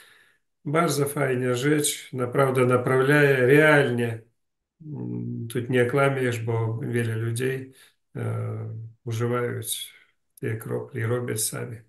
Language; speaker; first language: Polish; non-native, learner; Ukrainian